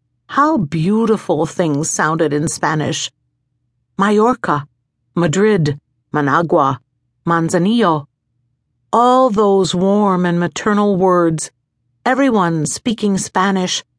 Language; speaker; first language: English; native; English